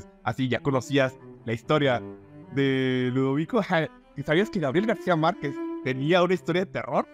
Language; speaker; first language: Spanish; native; Spanish